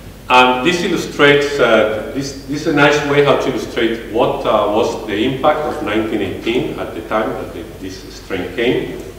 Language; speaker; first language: English; non-native, fluent; Spanish